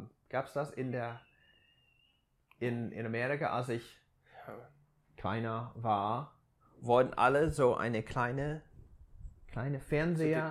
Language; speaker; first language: German; non-native, fluent; English